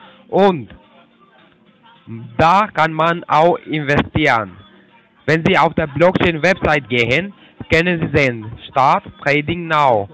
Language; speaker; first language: German; non-native, fluent; Turkish